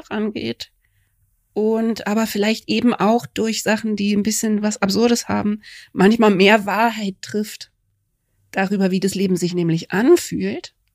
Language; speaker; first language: German; native; German